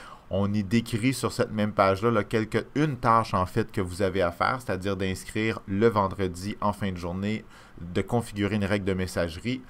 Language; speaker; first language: French; native; French